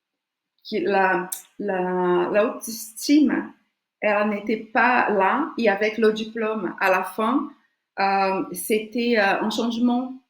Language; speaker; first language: French; non-native, fluent; Portuguese